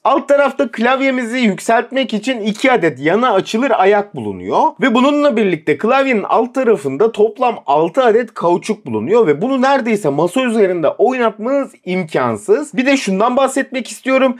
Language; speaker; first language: Turkish; native; Turkish